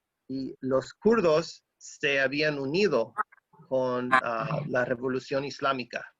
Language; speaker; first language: Spanish; non-native, fluent; English